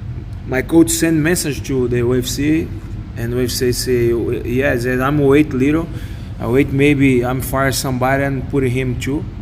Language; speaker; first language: English; non-native, learner; Portuguese